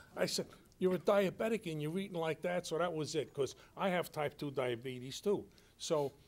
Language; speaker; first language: English; native; English